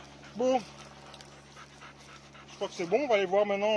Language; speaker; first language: French; native; French